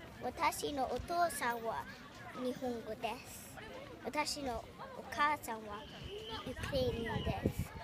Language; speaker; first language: Japanese; early bilingual, heritage; Japanese